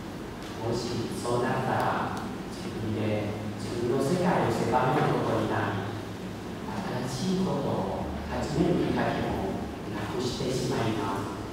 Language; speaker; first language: Japanese; non-native, fluent; Thai